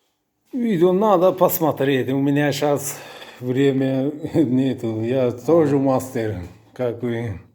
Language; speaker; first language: Russian; non-native, learner; Uzbek